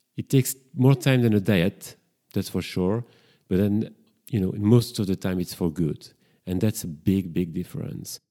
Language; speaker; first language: English; non-native, fluent; French